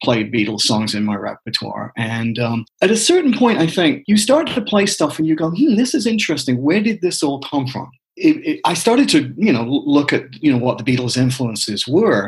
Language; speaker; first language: English; native; English